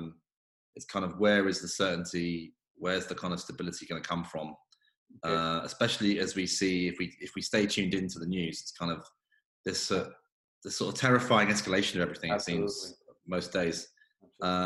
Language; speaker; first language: English; native; English